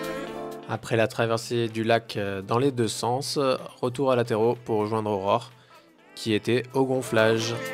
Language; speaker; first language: French; native; French